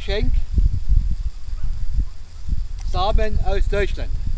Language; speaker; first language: German; non-native, fluent; Russian